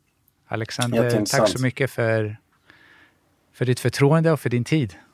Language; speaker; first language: Swedish; early bilingual, other home language; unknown